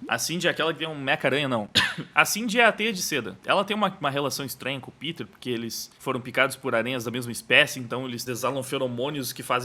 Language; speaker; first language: Portuguese; native; Portuguese